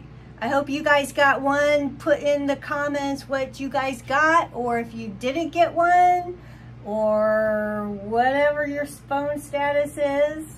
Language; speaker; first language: English; native; English